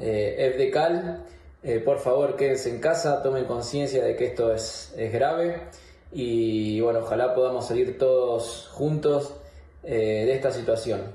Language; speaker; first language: Spanish; native; Spanish